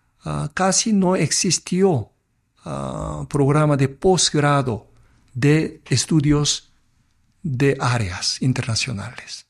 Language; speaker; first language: Spanish; non-native, fluent; Korean